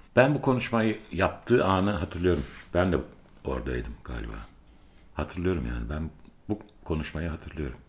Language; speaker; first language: Turkish; native; Turkish